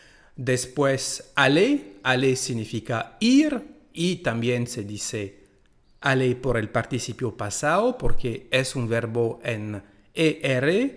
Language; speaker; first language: Spanish; non-native, fluent; French